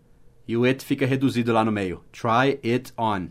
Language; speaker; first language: Portuguese; non-native, fluent; English